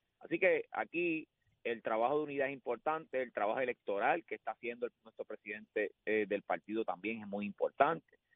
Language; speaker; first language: Spanish; native; Spanish